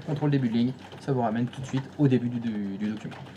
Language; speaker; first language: French; native; French